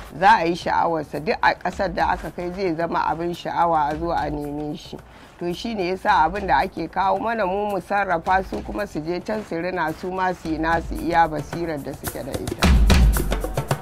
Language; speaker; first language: Hausa; native; Hausa